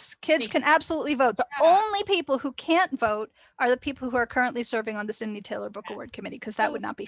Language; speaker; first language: English; native; English